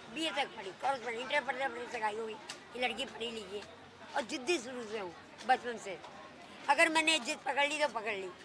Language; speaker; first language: Hindi; native; Hindi